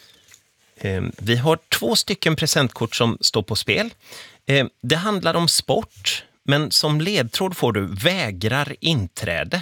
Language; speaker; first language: Swedish; native; Swedish